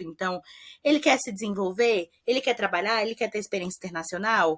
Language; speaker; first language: Portuguese; native; Portuguese